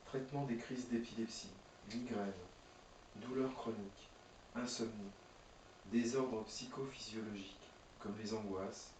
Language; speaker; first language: French; native; French